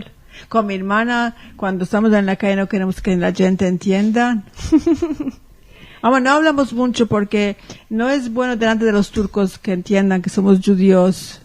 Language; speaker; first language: Spanish; early bilingual, heritage; Ladino